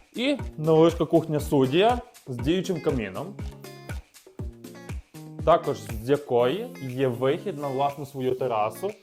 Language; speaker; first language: Ukrainian; native; Ukrainian